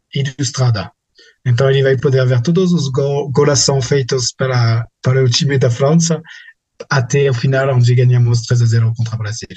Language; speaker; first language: Portuguese; non-native, fluent; French